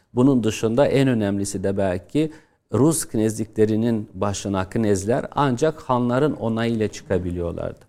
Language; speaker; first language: Turkish; non-native, fluent; Tatar